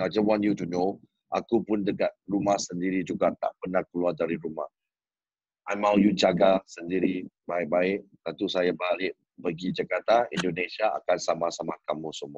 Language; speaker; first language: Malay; non-native, local second language; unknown